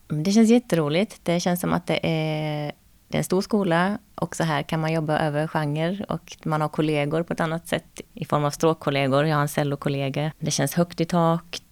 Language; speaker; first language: Swedish; native; Swedish